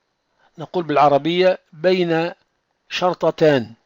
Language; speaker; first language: Arabic; non-native, fluent; French